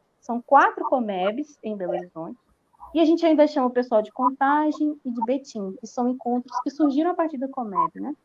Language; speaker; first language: Portuguese; native; Portuguese